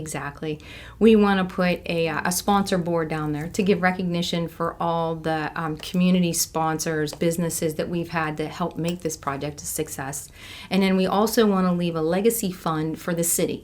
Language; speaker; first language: English; native; English